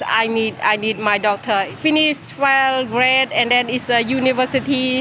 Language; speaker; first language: English; non-native, learner; Khmer